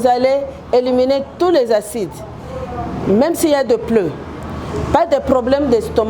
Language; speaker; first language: French; non-native, local second language; Lingala